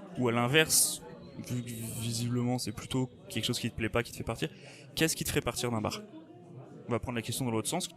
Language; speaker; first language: French; native; French